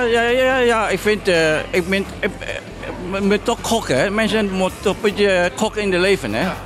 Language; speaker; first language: Dutch; non-native, learner; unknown